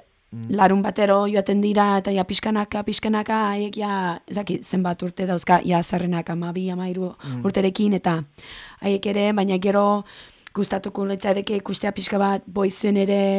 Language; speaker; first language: Basque; early bilingual, heritage; Basque